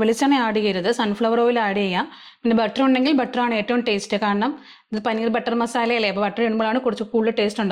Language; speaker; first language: Malayalam; native; Malayalam